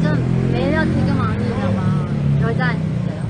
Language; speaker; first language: Korean; non-native, fluent; Chinese